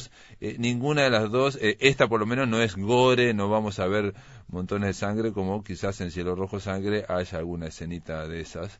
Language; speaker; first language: Spanish; native; Spanish